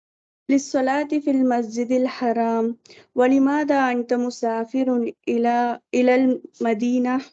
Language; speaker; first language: Arabic; non-native, learner; Tamil